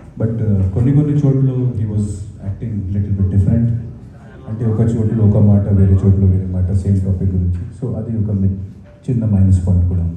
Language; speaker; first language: Telugu; non-native, fluent; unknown